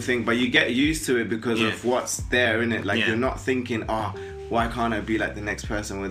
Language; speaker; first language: English; non-native, local second language; Shona